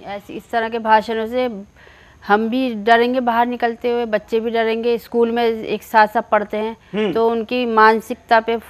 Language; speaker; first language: Hindi; native; Hindi